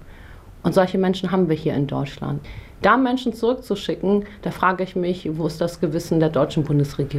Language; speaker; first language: German; early bilingual, other home language; Persian